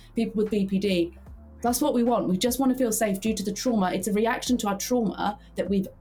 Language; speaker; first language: English; early bilingual, heritage; English